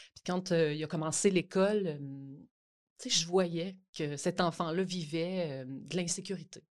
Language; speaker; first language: French; native; French